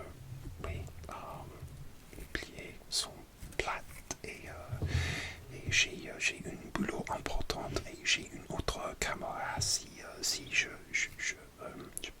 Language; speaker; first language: French; non-native, learner; English